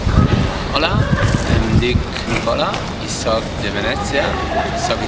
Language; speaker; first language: Catalan; non-native, learner; Italian